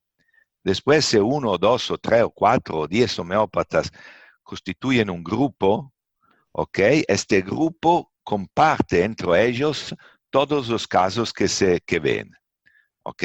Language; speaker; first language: Spanish; non-native, fluent; Italian